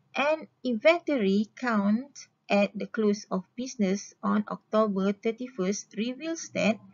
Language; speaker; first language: English; non-native, local second language; Malay